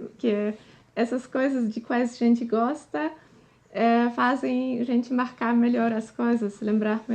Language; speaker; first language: Portuguese; non-native, fluent; Polish